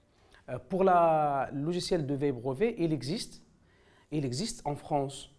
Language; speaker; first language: French; non-native, local second language; Arabic